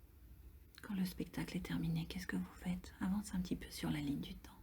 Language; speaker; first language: French; native; French